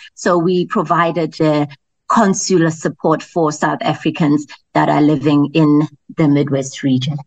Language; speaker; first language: English; non-native, local second language; Zulu